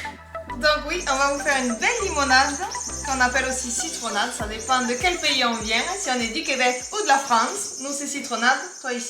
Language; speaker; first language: French; native; French